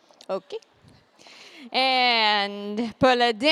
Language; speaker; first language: French; non-native, learner; English